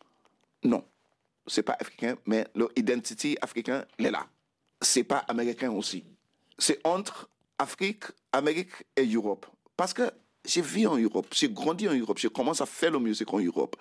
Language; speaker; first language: French; non-native, fluent; Krio